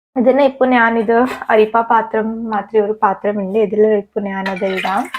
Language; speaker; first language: Malayalam; non-native, learner; Hindi